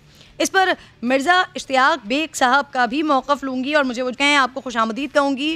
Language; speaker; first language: Urdu; native; Urdu